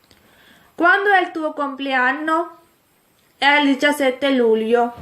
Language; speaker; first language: Italian; non-native, fluent; Urdu